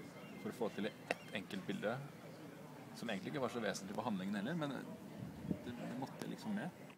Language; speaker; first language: Norwegian; native; Norwegian